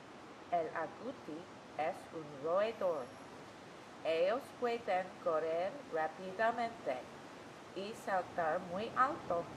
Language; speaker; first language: Spanish; non-native, learner; English